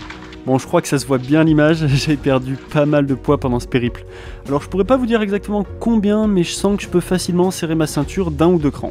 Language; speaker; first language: French; native; French